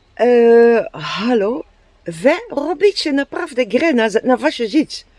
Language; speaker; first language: Polish; non-native, learner; Dutch